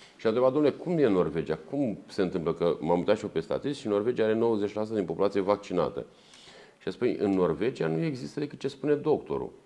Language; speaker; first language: Romanian; native; Romanian